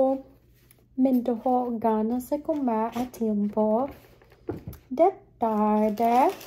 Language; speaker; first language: Spanish; early bilingual, heritage; Spanish